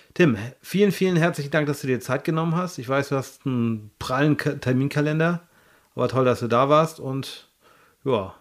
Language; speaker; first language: German; native; German